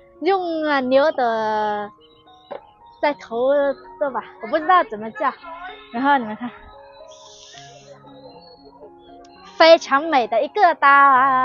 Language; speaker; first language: Chinese; non-native, fluent; Vietnamese